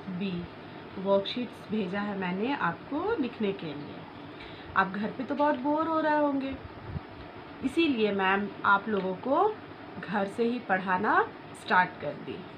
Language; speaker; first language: Hindi; native; Hindi